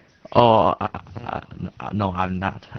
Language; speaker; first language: English; non-native, learner; Chinese